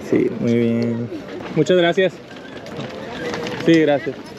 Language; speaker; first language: Spanish; native; Spanish